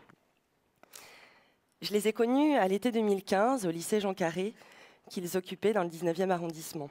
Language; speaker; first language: French; native; French